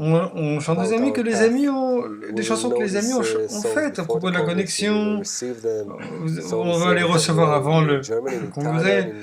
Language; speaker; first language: French; non-native, fluent; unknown